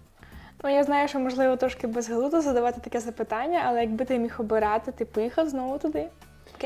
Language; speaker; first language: Ukrainian; native; Ukrainian